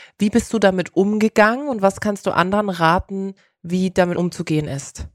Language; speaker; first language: German; native; German